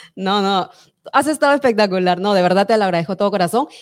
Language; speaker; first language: Spanish; native; Spanish